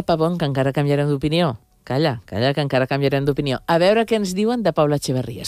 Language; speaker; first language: Catalan; native; Catalan